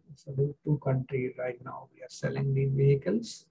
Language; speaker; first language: English; non-native, local second language; Hindi